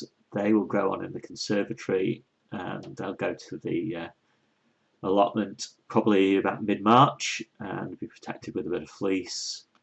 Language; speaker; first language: English; native; English